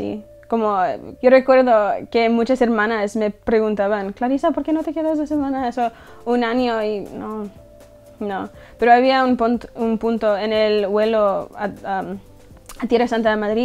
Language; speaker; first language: Spanish; early bilingual, heritage; English